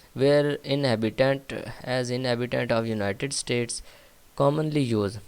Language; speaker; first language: English; non-native, local second language; Punjabi